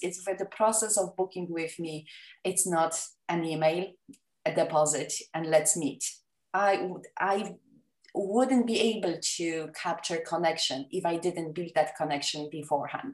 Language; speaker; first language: English; non-native, fluent; Polish